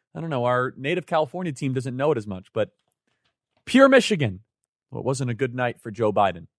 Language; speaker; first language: English; native; English